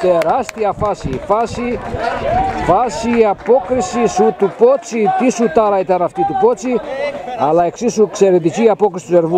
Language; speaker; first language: Greek; native; Greek